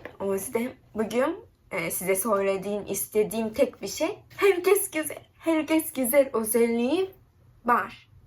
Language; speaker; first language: Turkish; non-native, learner; Japanese